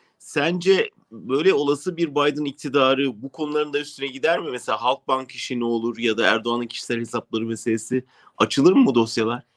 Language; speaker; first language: Turkish; native; Turkish